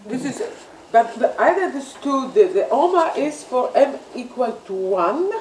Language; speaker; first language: English; non-native, fluent; French